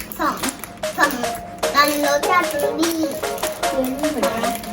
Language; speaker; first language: Thai; native; Thai